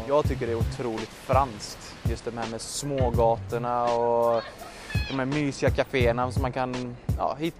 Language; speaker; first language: Swedish; native; Swedish